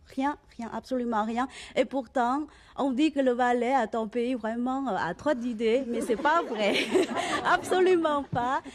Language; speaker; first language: French; non-native, fluent; Vietnamese